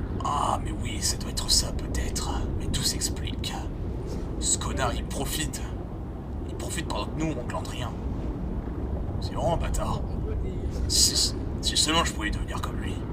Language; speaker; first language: French; native; French